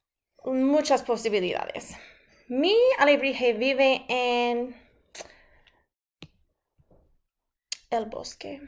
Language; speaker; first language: Spanish; non-native, fluent; English